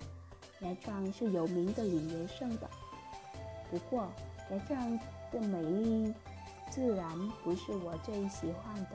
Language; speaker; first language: Chinese; non-native, fluent; Vietnamese